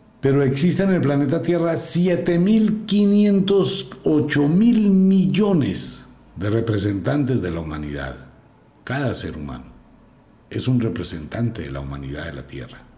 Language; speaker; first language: Spanish; native; Spanish